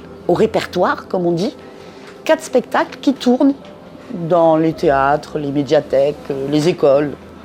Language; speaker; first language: French; native; French